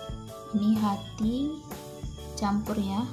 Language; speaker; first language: Indonesian; native; Indonesian